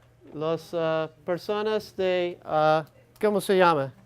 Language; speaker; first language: Spanish; non-native, learner; English